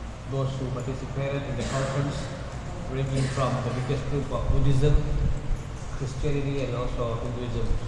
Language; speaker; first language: English; non-native, fluent; Malay